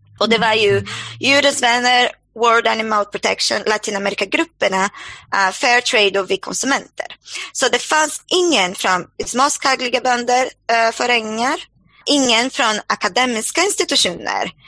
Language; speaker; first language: Swedish; non-native, fluent; Portuguese